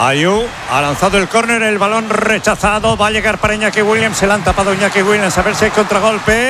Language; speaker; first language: Spanish; native; Spanish